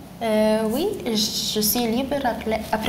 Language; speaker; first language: French; non-native, learner; Lithuanian